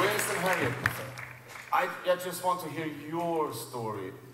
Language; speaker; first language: English; non-native, learner; Swedish